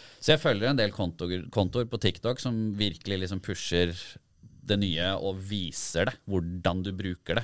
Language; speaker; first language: Norwegian; native; Norwegian